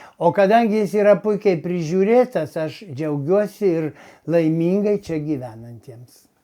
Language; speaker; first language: Lithuanian; native; Lithuanian